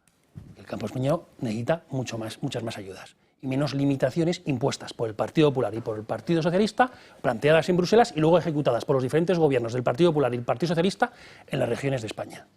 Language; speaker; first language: Spanish; native; Spanish